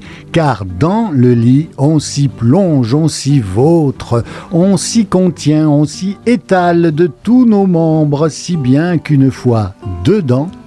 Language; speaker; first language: French; native; French